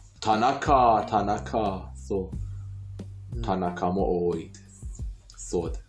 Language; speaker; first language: Japanese; non-native, fluent; Persian